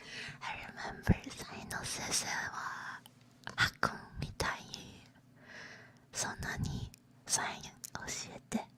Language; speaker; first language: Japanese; non-native, learner; Chinese